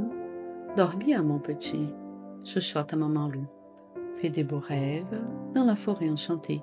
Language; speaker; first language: French; non-native, fluent; Portuguese